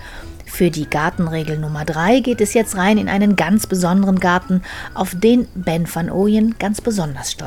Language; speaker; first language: German; native; German